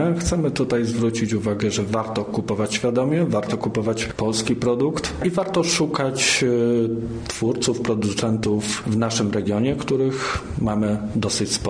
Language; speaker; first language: Polish; native; Polish